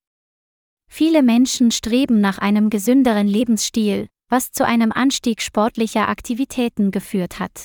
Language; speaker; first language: German; non-native, fluent; Vietnamese